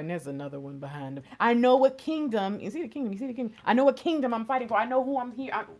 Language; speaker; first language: English; native; English